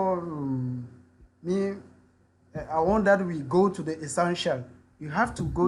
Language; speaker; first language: English; non-native, learner; French